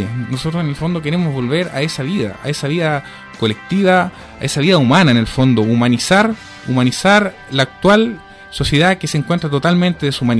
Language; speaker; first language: Spanish; native; Spanish